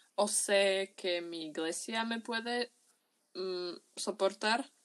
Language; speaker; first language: Spanish; non-native, fluent; Slovak